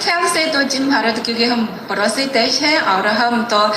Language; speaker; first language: Hindi; non-native, fluent; Chinese